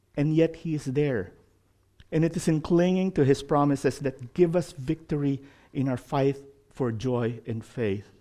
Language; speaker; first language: English; non-native, local second language; Filipino